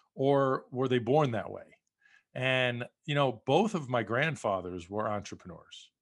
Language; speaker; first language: English; native; English